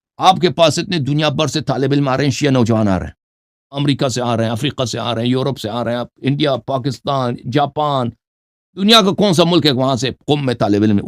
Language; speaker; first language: Urdu; non-native, fluent; Persian